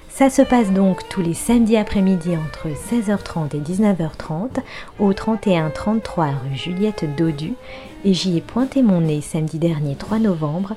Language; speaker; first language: French; native; French